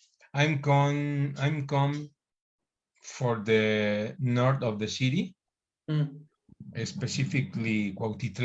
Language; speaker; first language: English; non-native, learner; Spanish